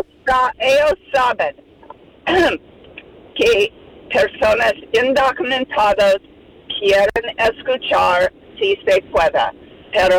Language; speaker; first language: Spanish; non-native, fluent; English